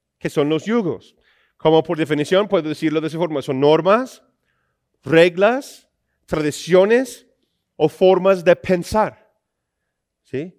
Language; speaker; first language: Spanish; non-native, fluent; English